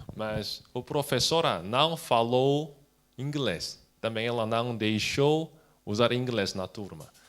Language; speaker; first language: Portuguese; non-native, fluent; Korean